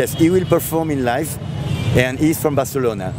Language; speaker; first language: English; non-native, fluent; French